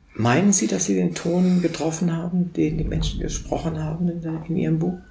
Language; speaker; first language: German; native; German